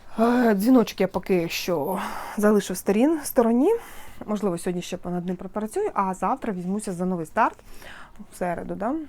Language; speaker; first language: Ukrainian; non-native, local second language; Russian